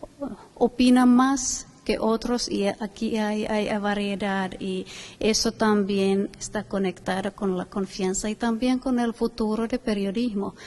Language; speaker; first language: Spanish; non-native, fluent; Finnish